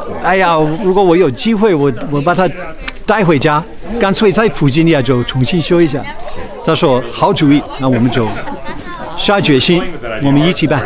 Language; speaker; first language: Chinese; non-native, fluent; English